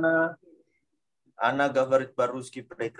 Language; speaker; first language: Russian; non-native, learner; Indonesian